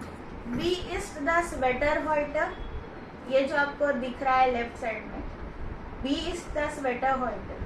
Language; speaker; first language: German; non-native, fluent; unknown